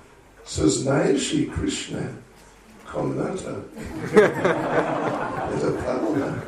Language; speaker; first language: Russian; non-native, learner; English